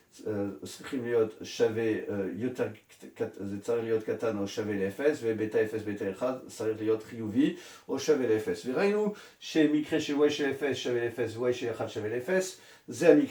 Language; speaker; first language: Hebrew; non-native, fluent; French